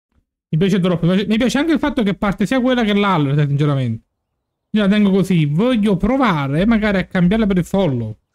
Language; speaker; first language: Italian; native; Italian